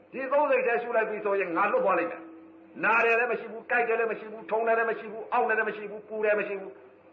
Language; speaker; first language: Burmese; native; Burmese